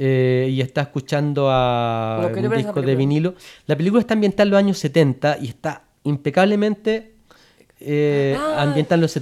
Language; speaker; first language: Spanish; native; Spanish